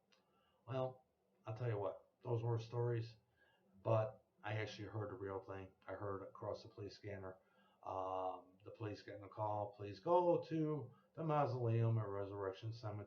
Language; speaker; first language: English; native; English